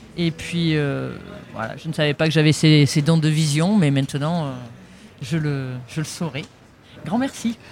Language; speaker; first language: French; native; French